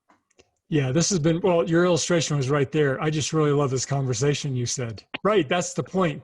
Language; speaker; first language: English; native; English